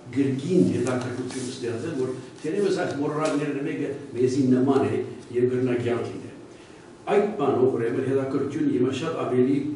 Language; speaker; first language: Armenian; early bilingual, heritage; Armenian